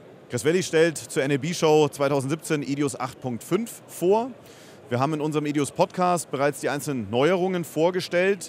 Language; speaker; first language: German; native; German